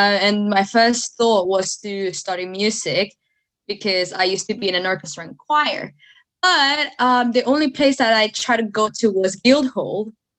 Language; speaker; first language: English; non-native, fluent; Spanish